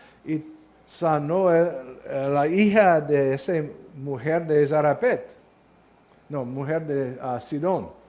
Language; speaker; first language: Spanish; non-native, learner; English